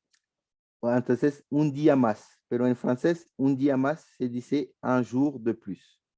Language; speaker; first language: Spanish; non-native, fluent; French